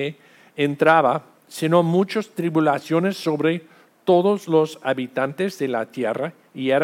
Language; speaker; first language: Spanish; non-native, fluent; English